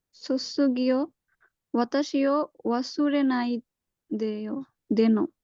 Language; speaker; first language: Japanese; non-native, learner; Bangla